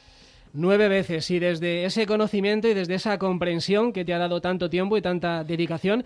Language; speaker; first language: Spanish; native; Spanish